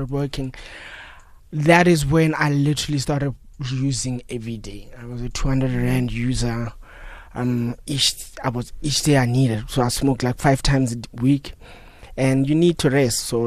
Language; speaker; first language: English; non-native, local second language; Northern Sotho